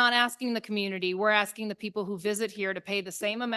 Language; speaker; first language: English; native; English